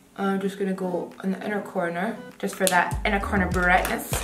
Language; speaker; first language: English; native; English